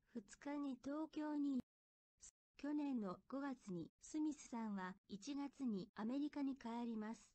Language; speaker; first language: Japanese; non-native, learner; English